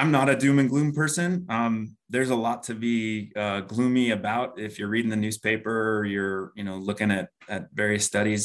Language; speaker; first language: English; native; English